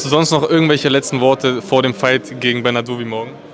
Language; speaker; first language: German; native; German